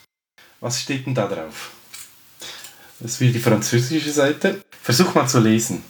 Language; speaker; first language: German; native; German